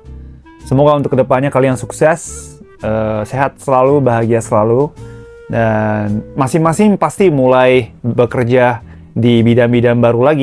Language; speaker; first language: Indonesian; non-native, fluent; Japanese